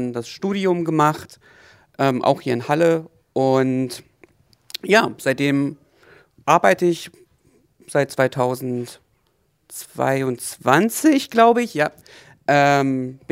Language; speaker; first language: German; native; German